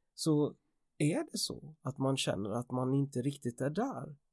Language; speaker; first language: Swedish; native; Swedish